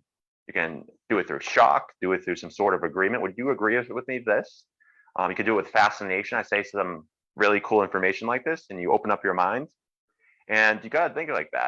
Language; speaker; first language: English; native; English